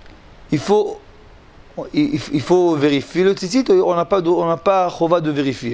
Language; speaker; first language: French; non-native, learner; Hebrew